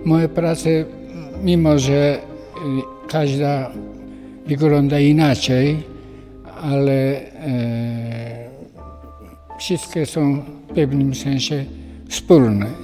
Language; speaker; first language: Polish; non-native, fluent; Japanese